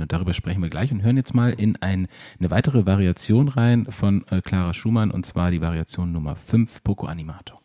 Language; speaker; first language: German; native; German